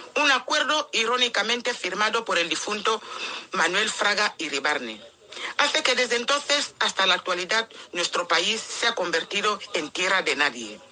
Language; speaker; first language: Spanish; non-native, local second language; Fang